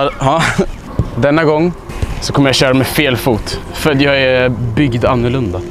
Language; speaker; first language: Swedish; native; Swedish